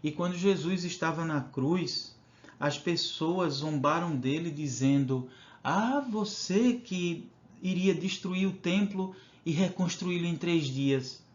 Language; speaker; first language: Portuguese; native; Portuguese